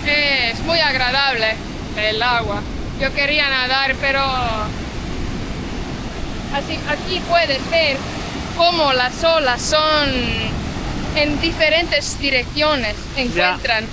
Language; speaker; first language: Spanish; non-native, fluent; Estonian